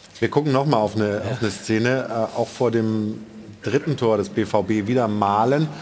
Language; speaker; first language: German; native; German